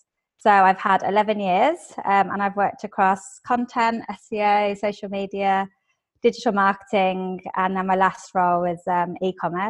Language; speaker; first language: English; native; English